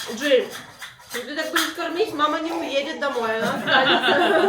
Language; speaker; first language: Russian; native; Russian